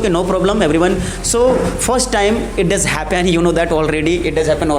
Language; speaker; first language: English; non-native, local second language; Hindi